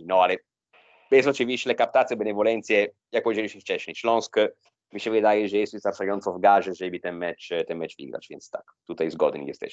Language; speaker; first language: Polish; non-native, fluent; Italian